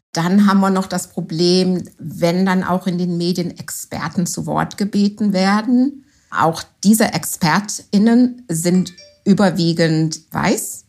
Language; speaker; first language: German; non-native, fluent; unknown